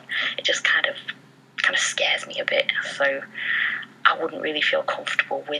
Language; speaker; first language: English; native; English